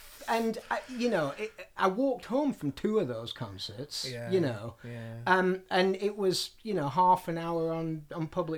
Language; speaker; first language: English; native; English